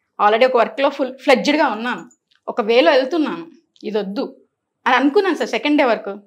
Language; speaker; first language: Telugu; native; Telugu